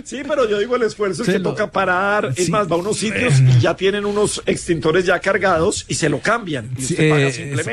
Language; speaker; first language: Spanish; native; Spanish